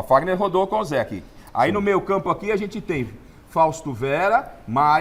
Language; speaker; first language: Portuguese; native; Portuguese